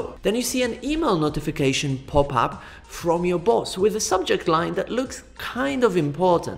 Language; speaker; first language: English; non-native, fluent; Polish